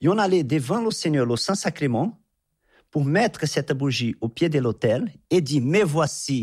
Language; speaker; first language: French; non-native, fluent; Portuguese